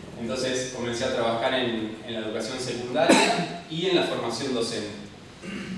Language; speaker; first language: Spanish; native; Spanish